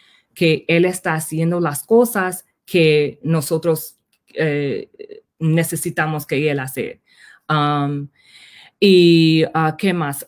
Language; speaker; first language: Spanish; early bilingual, heritage; Spanish